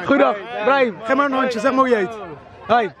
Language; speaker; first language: Dutch; native; Dutch